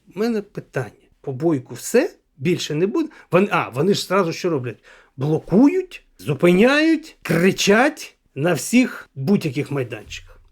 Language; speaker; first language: Ukrainian; non-native, local second language; Russian